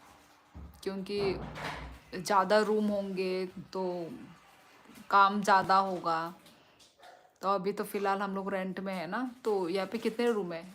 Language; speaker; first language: Hindi; non-native, local second language; Kok Borok